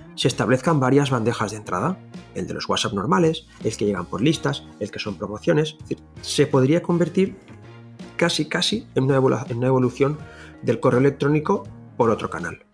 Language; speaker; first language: Spanish; non-native, local second language; Catalan